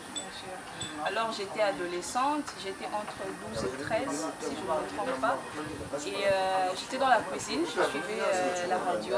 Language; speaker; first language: French; non-native, local second language; Lingala